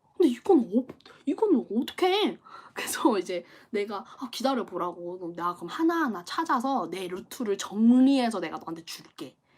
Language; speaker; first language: Korean; native; Korean